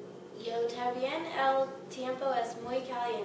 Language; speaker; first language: Spanish; non-native, learner; English